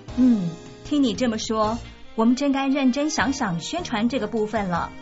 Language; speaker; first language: Chinese; native; Chinese